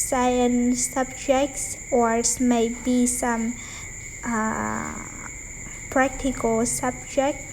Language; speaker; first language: English; non-native, learner; Vietnamese